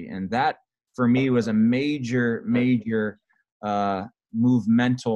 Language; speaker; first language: English; native; English